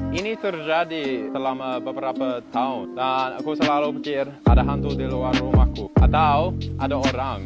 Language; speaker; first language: Indonesian; non-native, learner; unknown